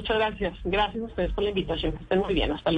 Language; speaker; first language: Spanish; native; Spanish